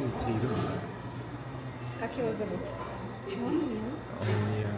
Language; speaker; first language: Korean; non-native, learner; Russian